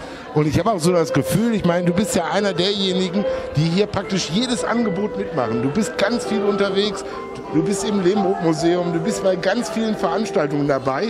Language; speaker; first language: German; native; German